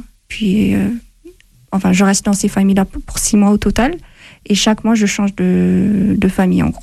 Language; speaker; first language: French; non-native, fluent; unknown